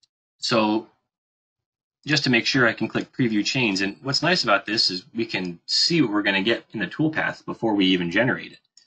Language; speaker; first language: English; native; English